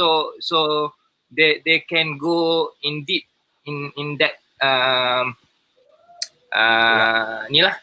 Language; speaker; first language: English; non-native, learner; Malay